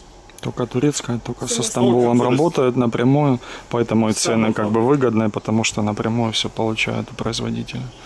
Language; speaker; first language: Russian; native; Russian